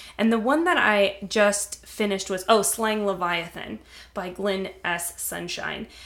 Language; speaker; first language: English; native; English